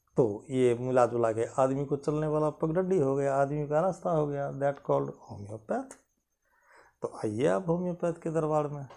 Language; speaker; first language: Hindi; non-native, local second language; Maithili